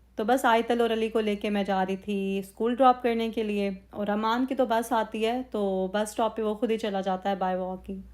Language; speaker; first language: Urdu; native; Urdu